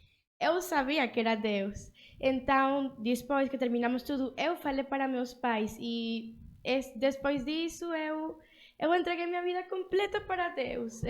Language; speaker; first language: Portuguese; early bilingual, other home language; Spanish